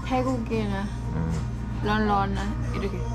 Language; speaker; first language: Korean; non-native, learner; Thai